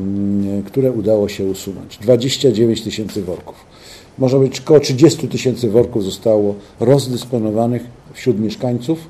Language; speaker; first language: Polish; native; Polish